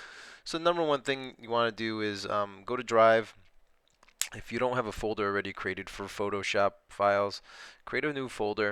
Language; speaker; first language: English; native; English